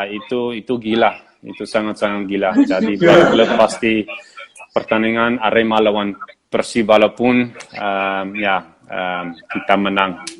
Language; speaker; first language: Indonesian; non-native, fluent; Dutch